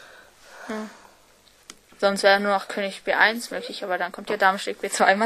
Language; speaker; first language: German; native; German